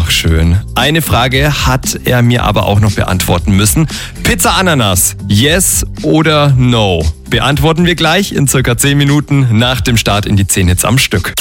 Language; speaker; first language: German; native; German